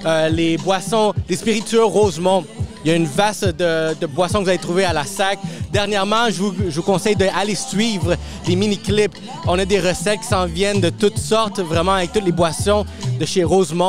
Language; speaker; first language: French; native; French